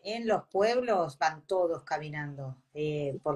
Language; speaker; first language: Spanish; native; Spanish